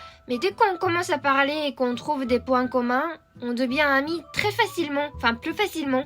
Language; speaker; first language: French; non-native, fluent; Japanese